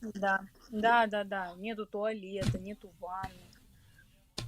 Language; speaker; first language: Russian; native; Russian